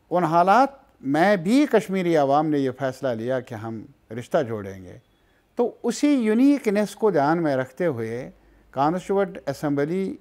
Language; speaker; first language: Urdu; non-native, local second language; Kashmiri